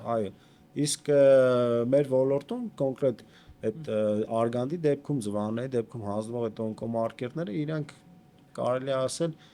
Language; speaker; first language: Armenian; native; Armenian